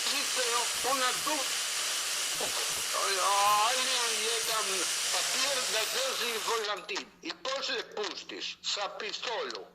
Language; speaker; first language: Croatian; non-native, learner; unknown